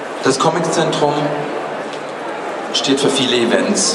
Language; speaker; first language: German; native; German